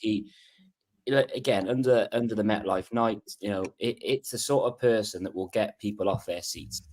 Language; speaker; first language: English; native; English